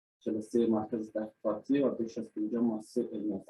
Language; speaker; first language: Persian; native; Persian